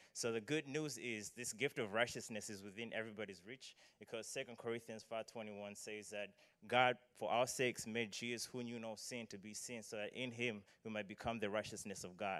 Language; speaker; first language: English; non-native, local second language; Nyanja